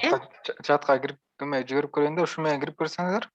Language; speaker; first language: Kyrgyz; native; Kyrgyz